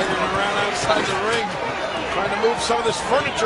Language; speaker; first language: English; native; English